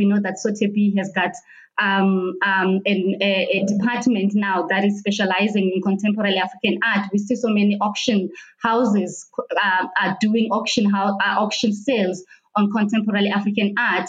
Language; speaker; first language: English; non-native, local second language; Xhosa